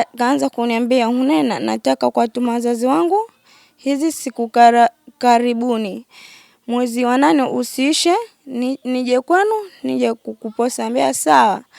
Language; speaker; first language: Swahili; native; Swahili